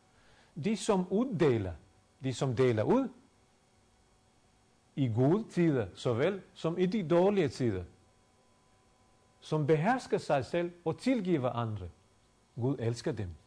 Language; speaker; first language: Danish; non-native, fluent; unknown